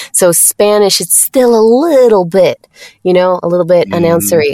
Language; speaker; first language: English; non-native, fluent; Spanish